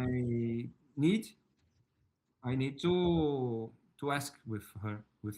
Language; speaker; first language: English; non-native, learner; Portuguese